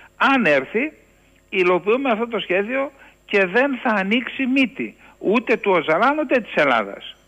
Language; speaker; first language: Greek; native; Greek